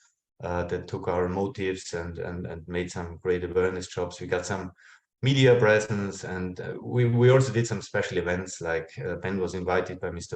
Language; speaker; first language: English; non-native, fluent; German